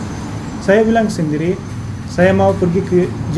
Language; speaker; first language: Indonesian; non-native, learner; Turkish